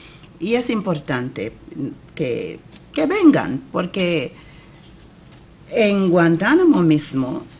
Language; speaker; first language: Spanish; non-native, fluent; English